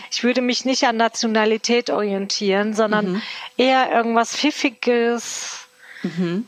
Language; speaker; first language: German; early bilingual, other home language; Turkish